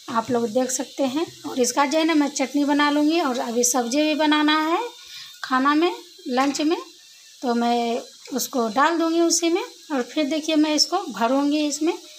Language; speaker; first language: Hindi; native; Hindi